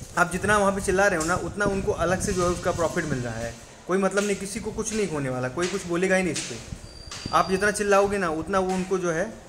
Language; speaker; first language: Hindi; native; Hindi